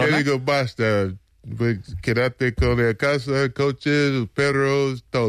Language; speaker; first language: Spanish; non-native, fluent; English